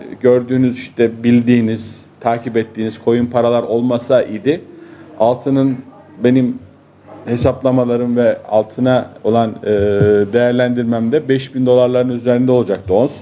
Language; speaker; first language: Turkish; native; Turkish